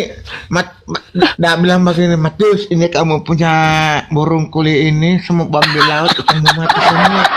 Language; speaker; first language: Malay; non-native, local second language; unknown